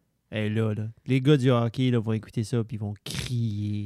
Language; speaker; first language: French; native; French